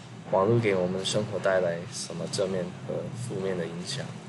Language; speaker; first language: Chinese; non-native, learner; English